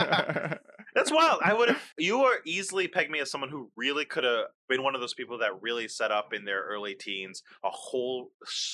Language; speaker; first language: English; native; English